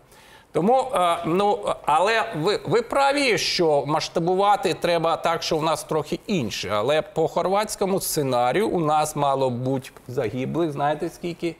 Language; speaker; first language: Ukrainian; native; Ukrainian